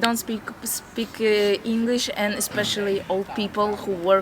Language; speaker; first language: English; non-native, fluent; Latvian